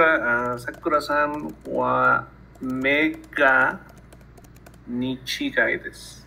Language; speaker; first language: Japanese; non-native, learner; Spanish